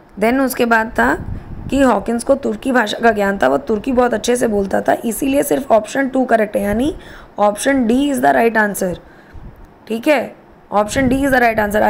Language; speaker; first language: Hindi; native; Hindi